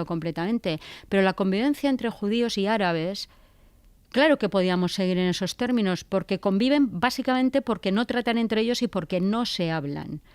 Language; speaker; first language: Spanish; native; Spanish